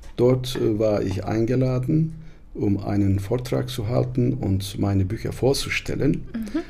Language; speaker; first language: German; non-native, fluent; Turkish